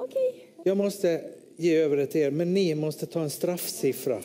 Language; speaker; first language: Swedish; native; Swedish